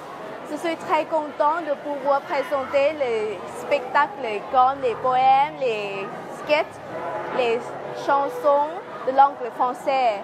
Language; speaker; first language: French; non-native, fluent; Lao